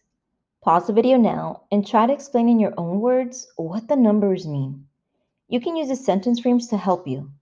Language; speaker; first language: English; native; English